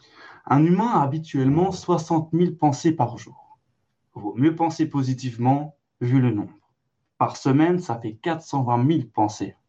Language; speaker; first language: French; native; French